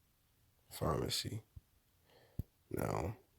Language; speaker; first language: English; native; English